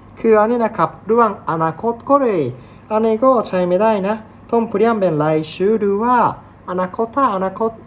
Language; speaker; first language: Thai; non-native, learner; Japanese